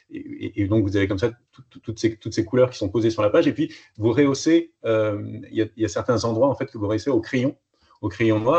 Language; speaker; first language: French; native; French